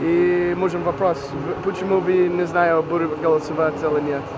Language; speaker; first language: Russian; non-native, learner; English